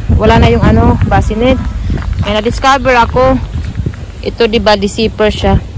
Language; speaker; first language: Filipino; native; Filipino